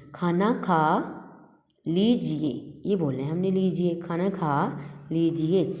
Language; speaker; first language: Urdu; native; Urdu